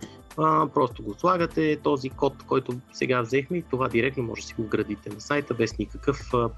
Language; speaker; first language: Bulgarian; native; Bulgarian